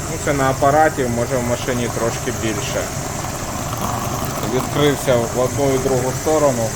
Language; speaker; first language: Ukrainian; native; Ukrainian